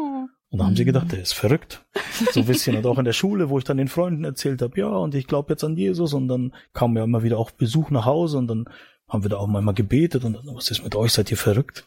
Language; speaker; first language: German; native; German